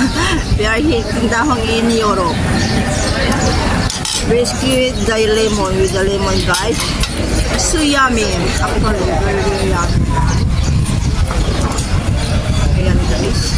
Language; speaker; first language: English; non-native, local second language; Filipino